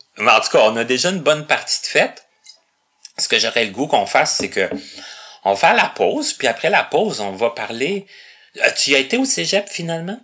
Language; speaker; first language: French; native; French